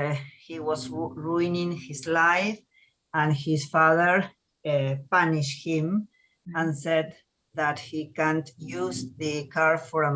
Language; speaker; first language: English; non-native, learner; Spanish